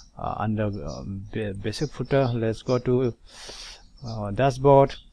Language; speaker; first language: English; non-native, local second language; Manipuri